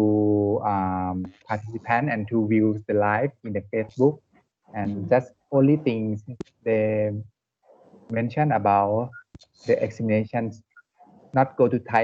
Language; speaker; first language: English; non-native, learner; Thai